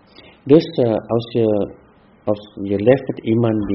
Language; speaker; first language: Dutch; non-native, fluent; Vietnamese